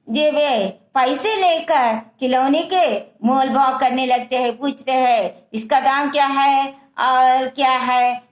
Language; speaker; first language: Hindi; non-native, local second language; Telugu